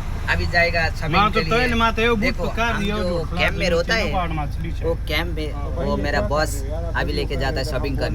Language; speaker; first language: Hindi; non-native, learner; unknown